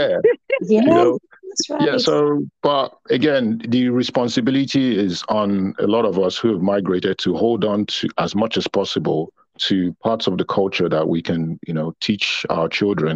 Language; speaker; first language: English; non-native, local second language; Yoruba